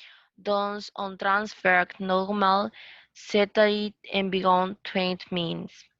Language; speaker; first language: French; non-native, learner; Spanish